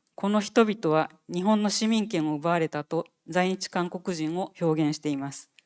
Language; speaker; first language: Japanese; native; Japanese